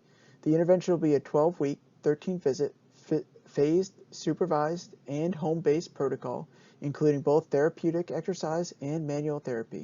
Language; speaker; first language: English; native; English